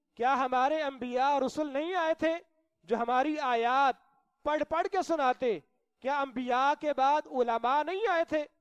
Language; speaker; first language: Urdu; non-native, local second language; Punjabi